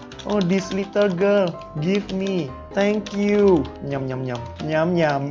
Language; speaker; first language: English; non-native, learner; Indonesian